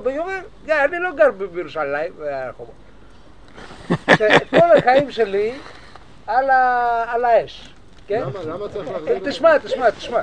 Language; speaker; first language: Hebrew; non-native, learner; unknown